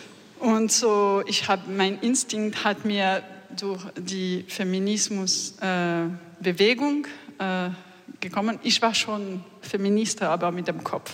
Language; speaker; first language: German; non-native, learner; French